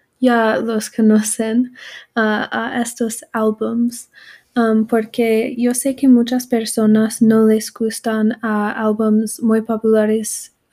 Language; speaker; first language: Spanish; non-native, learner; English